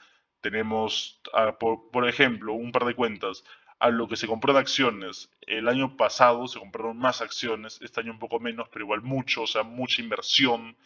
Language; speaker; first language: Spanish; native; Spanish